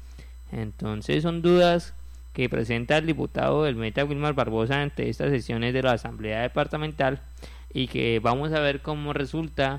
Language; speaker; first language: Spanish; native; Spanish